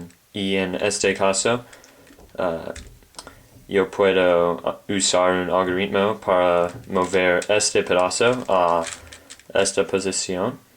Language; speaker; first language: Spanish; non-native, learner; English